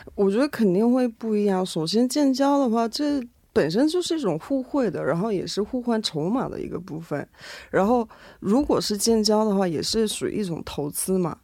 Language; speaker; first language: Chinese; non-native, fluent; Korean